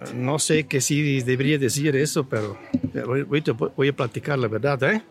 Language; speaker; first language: Spanish; non-native, fluent; Swiss German